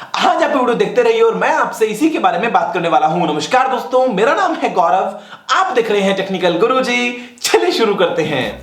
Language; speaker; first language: Hindi; native; Hindi